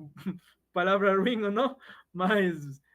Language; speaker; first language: Portuguese; non-native, learner; Spanish